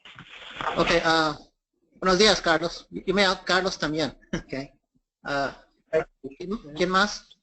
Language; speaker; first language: Spanish; early bilingual, heritage; English